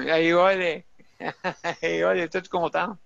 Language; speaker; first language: French; native; French